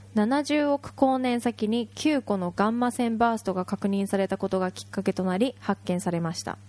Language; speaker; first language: Japanese; native; Japanese